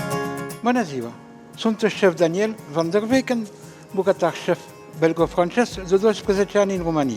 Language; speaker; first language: Romanian; non-native, fluent; French